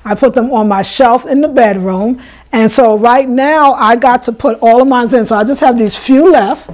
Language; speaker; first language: English; native; English